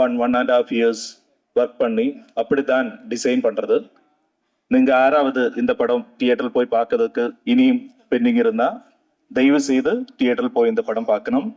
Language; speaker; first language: Tamil; non-native, learner; Malayalam